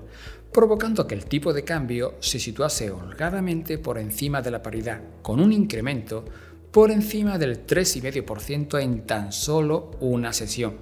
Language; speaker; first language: Spanish; native; Spanish